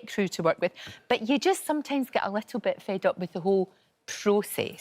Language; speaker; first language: English; native; English